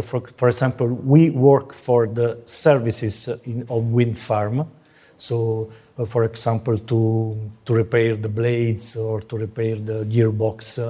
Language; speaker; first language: English; non-native, fluent; Italian